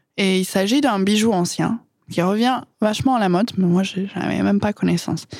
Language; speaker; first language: French; non-native, fluent; English